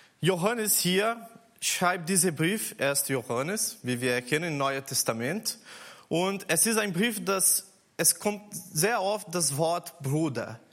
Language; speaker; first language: German; non-native, learner; Portuguese